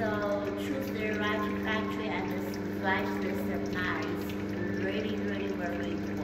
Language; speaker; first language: English; non-native, learner; Chinese